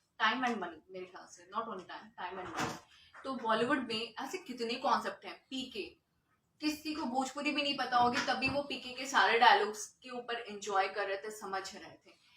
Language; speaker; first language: Hindi; native; Hindi